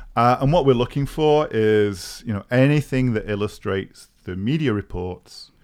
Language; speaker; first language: English; native; English